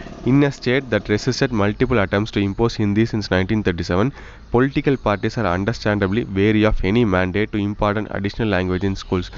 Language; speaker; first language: English; non-native, local second language; Tamil